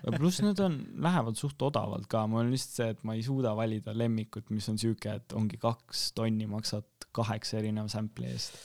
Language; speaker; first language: Estonian; native; Estonian